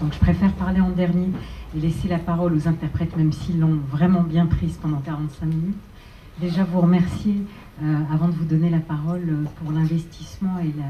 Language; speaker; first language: French; native; French